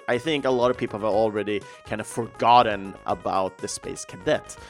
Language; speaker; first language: English; non-native, fluent; Swedish